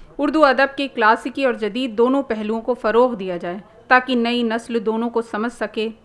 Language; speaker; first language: Urdu; native; Urdu